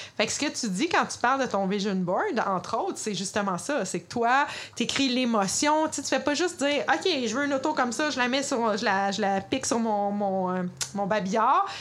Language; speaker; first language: French; native; French